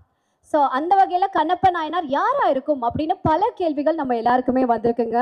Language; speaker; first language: Tamil; native; Tamil